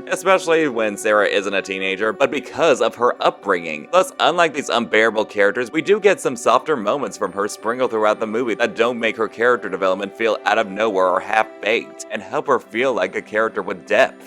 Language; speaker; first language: English; native; English